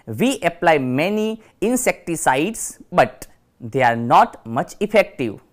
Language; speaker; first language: English; non-native, local second language; Gujarati